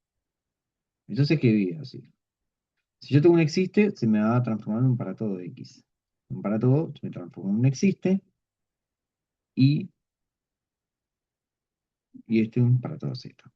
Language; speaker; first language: Spanish; native; Spanish